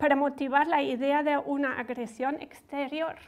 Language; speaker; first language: Spanish; non-native, fluent; German